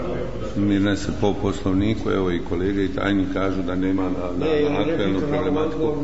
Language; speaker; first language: Croatian; native; Croatian